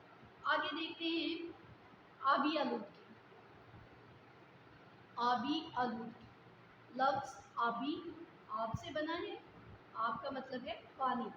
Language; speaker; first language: Urdu; native; Urdu